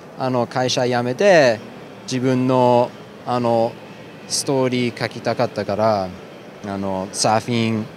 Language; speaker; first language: Japanese; early bilingual, other home language; English